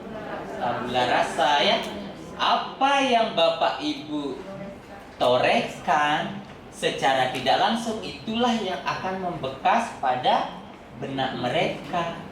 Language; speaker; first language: Indonesian; non-native, local second language; Balinese